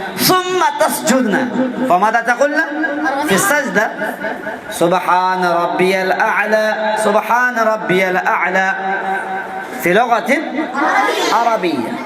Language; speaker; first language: Arabic; non-native, fluent; Urdu